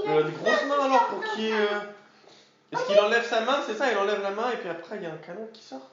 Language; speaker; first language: French; native; French